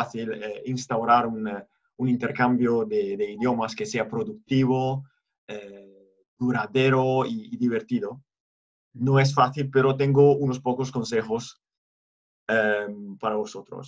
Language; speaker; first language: Spanish; non-native, fluent; Italian